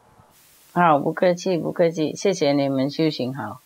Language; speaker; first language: Chinese; non-native, fluent; Vietnamese